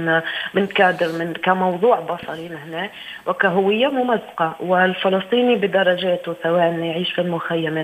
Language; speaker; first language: Arabic; native; Arabic